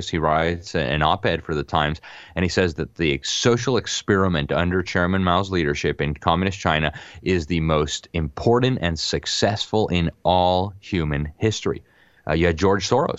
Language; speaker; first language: English; native; English